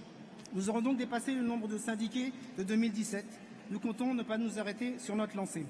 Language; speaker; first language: French; native; French